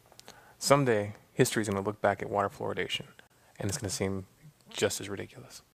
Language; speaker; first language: English; native; English